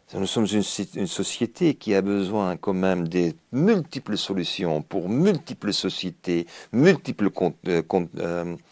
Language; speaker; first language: French; native; French